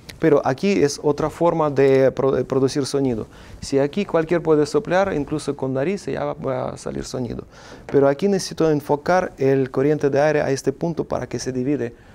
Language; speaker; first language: Spanish; non-native, fluent; Russian